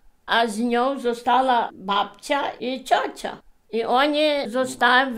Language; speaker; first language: Polish; early bilingual, heritage; Polish